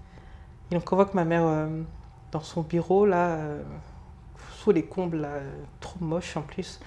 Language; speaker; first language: French; early bilingual, other home language; Lingala